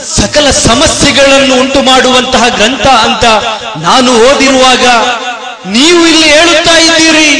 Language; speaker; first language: Kannada; non-native, local second language; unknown